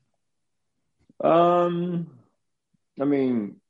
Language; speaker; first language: English; non-native, fluent; Portuguese